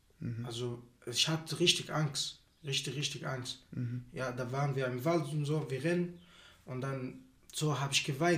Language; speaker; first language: German; non-native, learner; Arabic